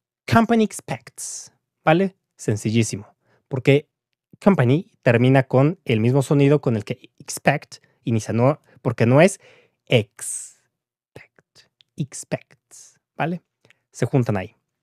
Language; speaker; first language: Spanish; native; Spanish